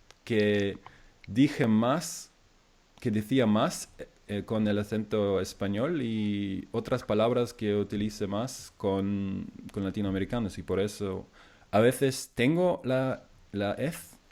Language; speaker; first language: Spanish; non-native, fluent; German